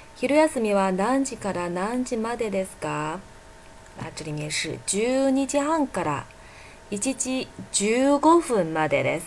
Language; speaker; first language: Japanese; non-native, fluent; Chinese